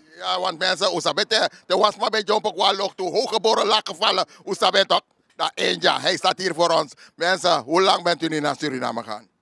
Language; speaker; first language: Dutch; native; Dutch